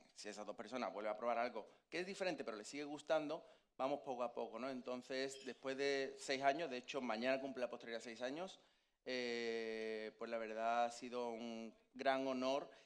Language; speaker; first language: Spanish; native; Spanish